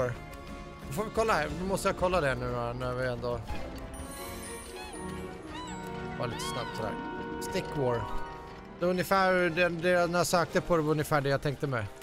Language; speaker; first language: Swedish; native; Swedish